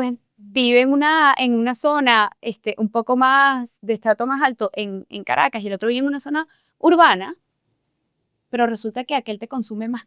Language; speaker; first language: Spanish; native; Spanish